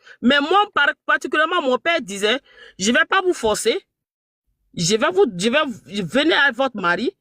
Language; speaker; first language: French; non-native, local second language; Mandingo